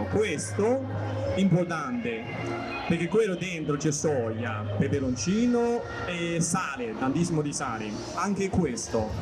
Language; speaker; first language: Italian; non-native, learner; Chinese